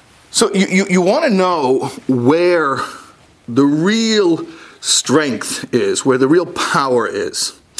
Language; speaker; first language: English; native; English